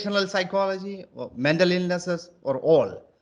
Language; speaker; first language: English; non-native, local second language; Malayalam